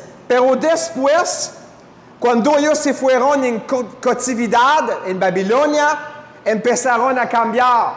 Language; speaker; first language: Spanish; non-native, fluent; French